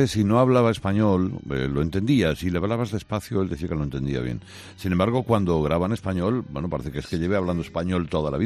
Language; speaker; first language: Spanish; native; Spanish